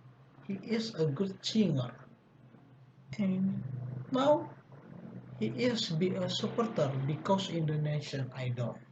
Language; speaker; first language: English; non-native, learner; Indonesian